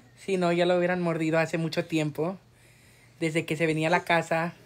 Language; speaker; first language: Spanish; early bilingual, heritage; Spanish